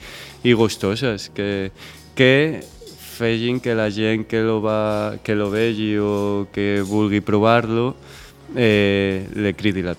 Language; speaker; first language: Catalan; non-native, local second language; Spanish